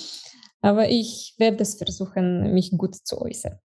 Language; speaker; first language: German; non-native, fluent; Romanian